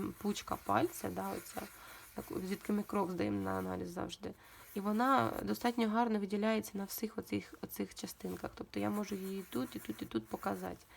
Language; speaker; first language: Ukrainian; non-native, local second language; Russian